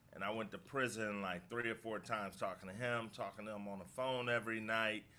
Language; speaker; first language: English; native; English